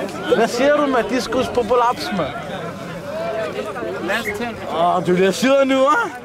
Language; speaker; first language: Danish; native; Danish